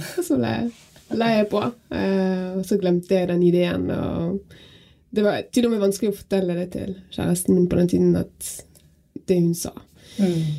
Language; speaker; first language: Norwegian; non-native, fluent; French